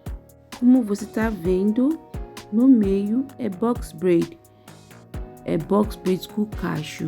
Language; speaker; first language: Portuguese; non-native, learner; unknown